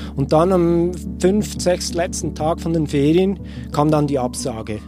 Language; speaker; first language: German; native; German